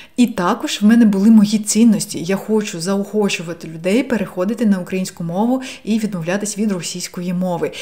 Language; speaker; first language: Ukrainian; non-native, local second language; Russian